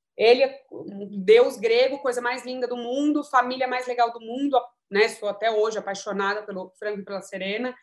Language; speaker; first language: Portuguese; native; Portuguese